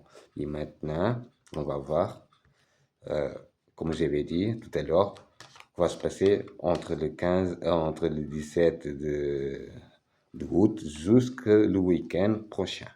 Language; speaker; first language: French; non-native, fluent; Portuguese